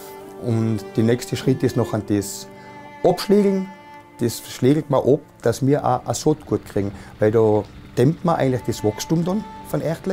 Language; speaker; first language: German; native; German